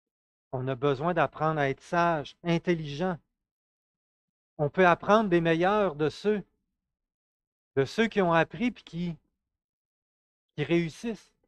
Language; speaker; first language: French; native; French